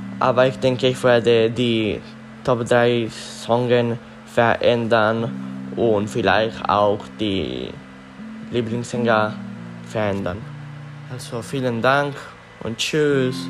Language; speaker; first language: German; non-native, learner; Spanish